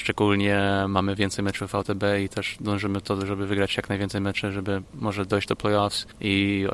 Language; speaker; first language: Polish; non-native, fluent; English